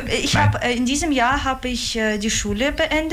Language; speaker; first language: German; non-native, fluent; Russian